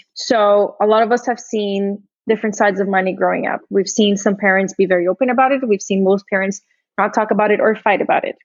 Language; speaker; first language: English; early bilingual, other home language; Portuguese